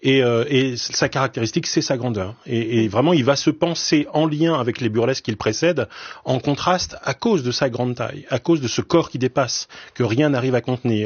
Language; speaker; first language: French; native; French